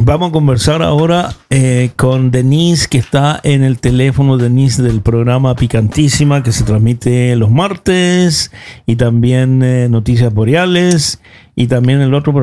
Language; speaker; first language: Spanish; native; Spanish